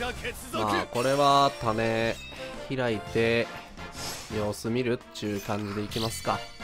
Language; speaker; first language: Japanese; native; Japanese